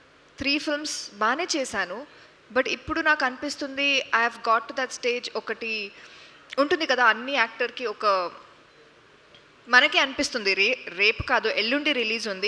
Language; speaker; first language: Telugu; non-native, local second language; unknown